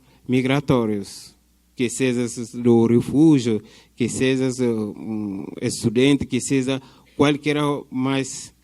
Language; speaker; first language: Portuguese; non-native, fluent; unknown